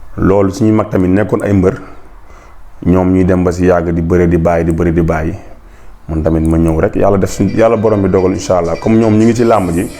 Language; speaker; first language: Wolof; native; Wolof